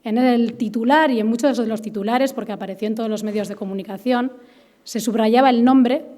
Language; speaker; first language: Spanish; native; Spanish